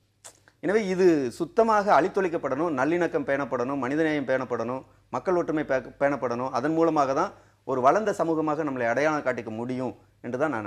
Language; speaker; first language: Tamil; native; Tamil